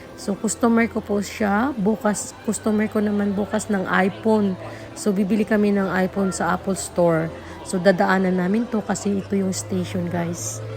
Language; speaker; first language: Filipino; native; Filipino